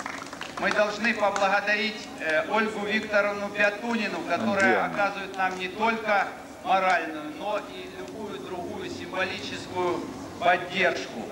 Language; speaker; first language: Russian; native; Russian